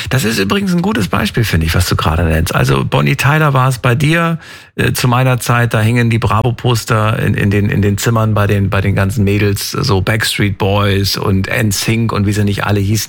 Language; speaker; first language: German; native; German